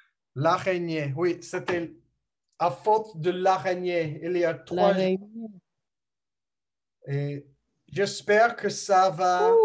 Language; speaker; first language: French; non-native, learner; English